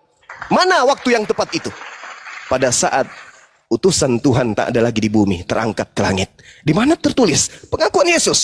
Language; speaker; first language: Indonesian; native; Indonesian